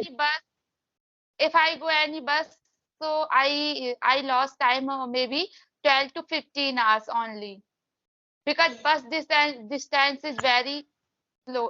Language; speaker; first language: English; non-native, learner; Hindi